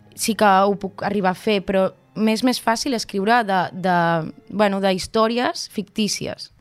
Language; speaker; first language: Catalan; non-native, local second language; Spanish